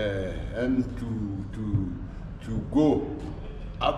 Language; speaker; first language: English; non-native, learner; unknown